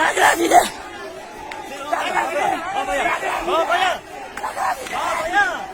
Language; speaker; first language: Portuguese; non-native, learner; Haitian Creole